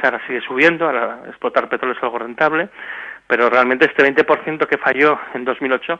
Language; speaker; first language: Spanish; native; Spanish